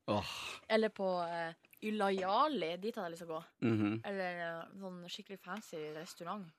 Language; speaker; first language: Norwegian; native; Norwegian